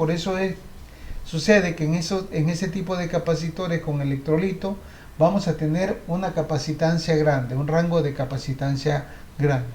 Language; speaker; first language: Spanish; native; Spanish